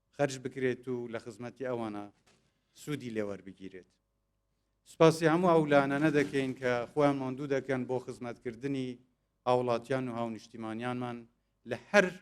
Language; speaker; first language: Central Kurdish; non-native, local second language; Kurdish